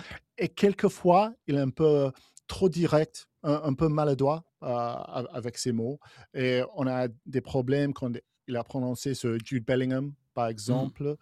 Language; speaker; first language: French; non-native, fluent; English